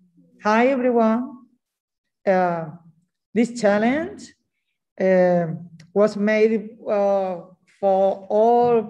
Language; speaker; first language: English; non-native, learner; Spanish